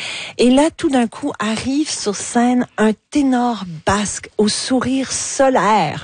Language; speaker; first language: French; native; French